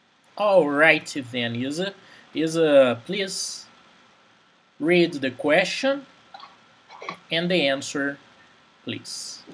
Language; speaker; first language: English; non-native, fluent; Portuguese